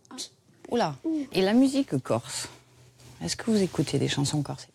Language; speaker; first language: French; native; French